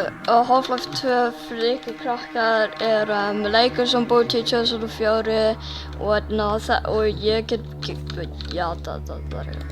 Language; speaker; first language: Icelandic; early bilingual, heritage; English